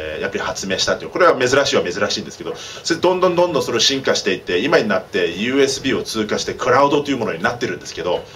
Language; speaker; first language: Japanese; early bilingual, heritage; Japanese